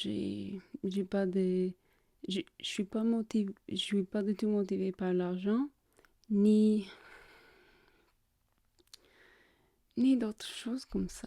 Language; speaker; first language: French; non-native, learner; English